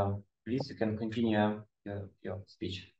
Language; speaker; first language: English; non-native, fluent; Ukrainian